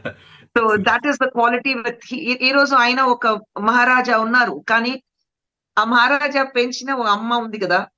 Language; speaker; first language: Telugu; non-native, fluent; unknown